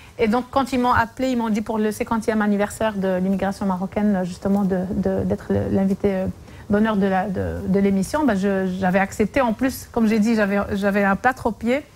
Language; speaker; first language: French; non-native, local second language; Arabic